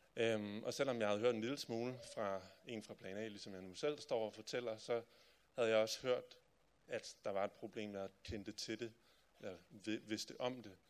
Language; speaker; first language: Danish; native; Danish